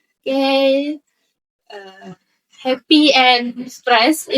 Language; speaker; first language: English; non-native, learner; Indonesian